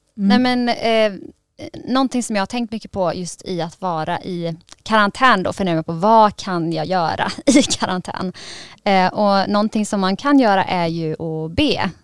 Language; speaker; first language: Swedish; native; Swedish